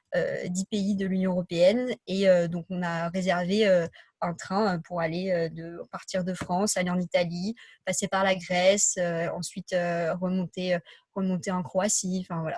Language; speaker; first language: French; native; French